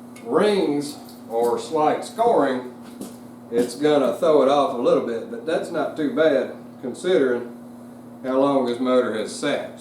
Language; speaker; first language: English; native; English